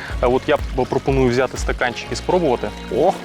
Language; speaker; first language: Ukrainian; native; Ukrainian